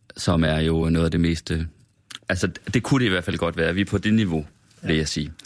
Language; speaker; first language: Danish; native; Danish